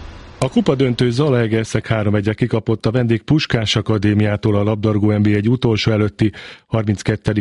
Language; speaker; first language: Hungarian; native; Hungarian